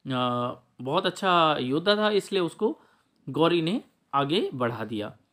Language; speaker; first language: Hindi; native; Hindi